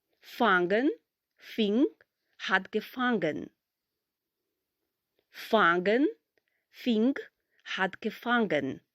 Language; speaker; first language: German; non-native, fluent; Ukrainian